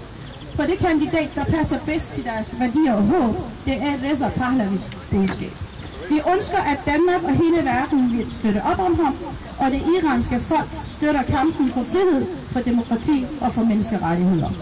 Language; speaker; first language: Danish; non-native, fluent; Persian